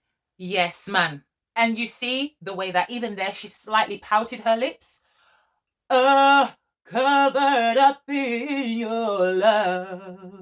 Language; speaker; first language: English; native; English